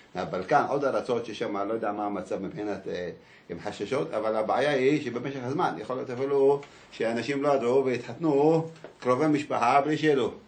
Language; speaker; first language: Hebrew; early bilingual, other home language; Arabic